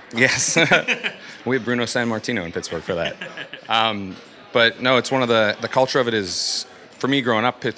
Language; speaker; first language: English; native; English